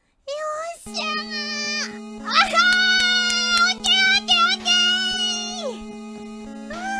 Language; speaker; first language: Japanese; native; Japanese